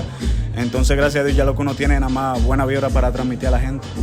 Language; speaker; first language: Spanish; native; Spanish